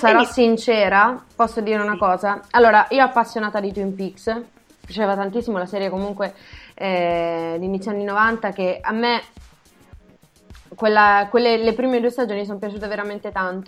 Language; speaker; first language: Italian; native; Italian